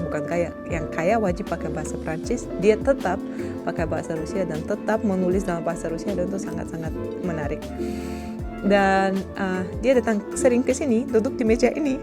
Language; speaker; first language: Indonesian; non-native, fluent; Russian